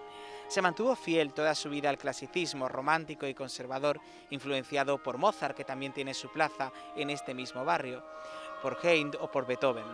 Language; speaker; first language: Spanish; native; Spanish